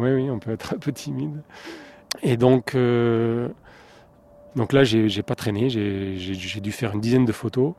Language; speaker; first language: French; native; French